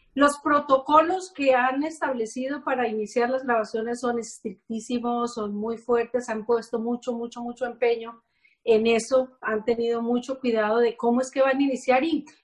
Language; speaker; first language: Spanish; native; Spanish